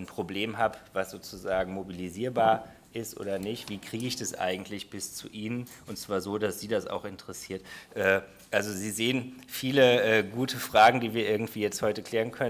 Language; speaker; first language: German; native; German